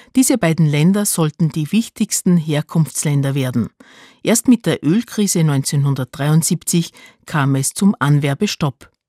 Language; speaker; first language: German; native; German